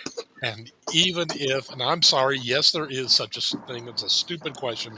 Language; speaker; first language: English; native; English